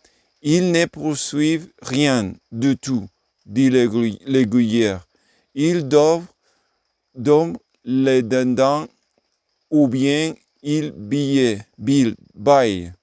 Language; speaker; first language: French; non-native, learner; English